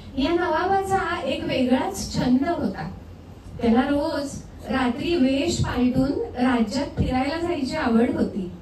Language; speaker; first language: Marathi; native; Marathi